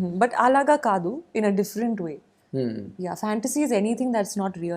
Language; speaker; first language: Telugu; non-native, learner; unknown